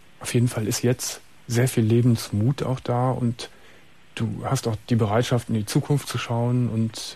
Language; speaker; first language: German; native; German